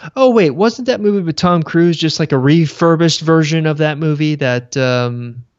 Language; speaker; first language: English; native; English